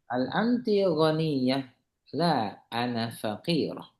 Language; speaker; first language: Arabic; non-native, fluent; Indonesian